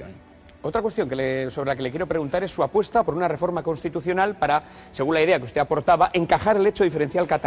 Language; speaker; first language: Spanish; native; Spanish